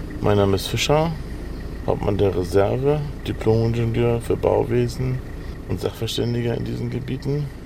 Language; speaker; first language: German; native; German